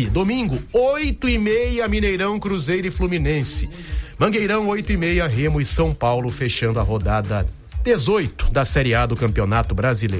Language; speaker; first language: Portuguese; native; Portuguese